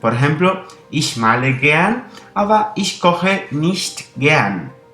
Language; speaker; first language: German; non-native, fluent; Spanish